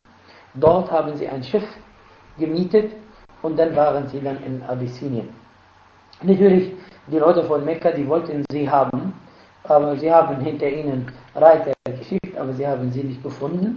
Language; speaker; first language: German; non-native, fluent; Arabic